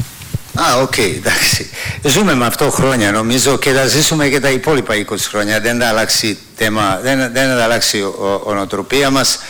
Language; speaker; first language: Greek; non-native, fluent; Serbian